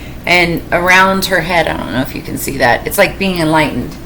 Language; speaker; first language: English; native; English